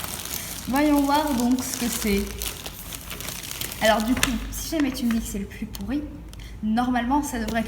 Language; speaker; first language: French; native; French